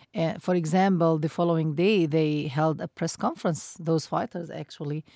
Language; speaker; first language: English; non-native, fluent; Arabic